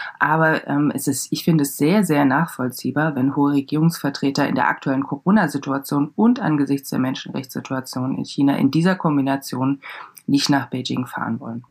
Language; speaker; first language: German; native; German